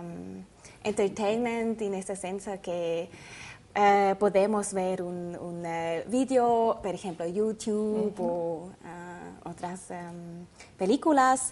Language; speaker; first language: Spanish; non-native, learner; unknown